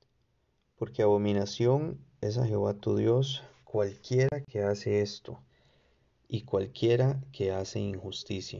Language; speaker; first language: Spanish; native; Spanish